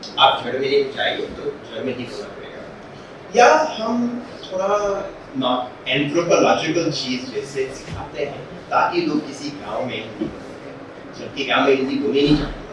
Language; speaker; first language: Hindi; non-native, fluent; English